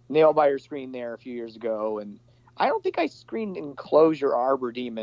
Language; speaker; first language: English; native; English